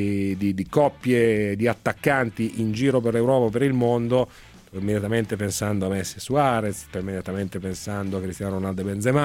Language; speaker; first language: Italian; native; Italian